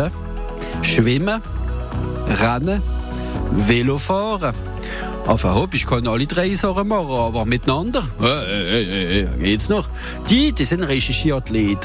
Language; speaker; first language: German; native; German